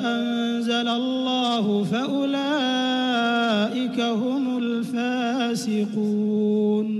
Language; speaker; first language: Arabic; native; Arabic